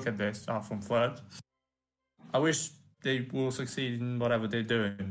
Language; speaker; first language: English; non-native, fluent; Romanian